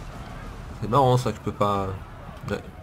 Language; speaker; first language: French; native; French